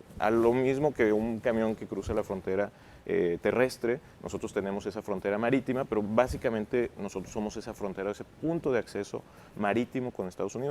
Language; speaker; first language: Spanish; native; Spanish